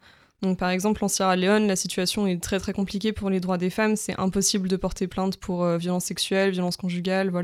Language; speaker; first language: French; native; French